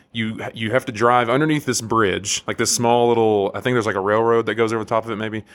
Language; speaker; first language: English; native; English